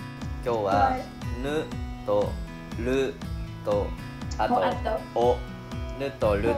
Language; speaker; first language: Japanese; native; Japanese